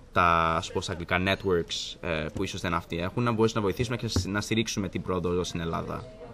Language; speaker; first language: Greek; early bilingual, heritage; Greek